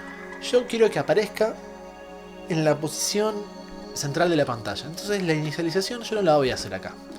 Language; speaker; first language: Spanish; native; Spanish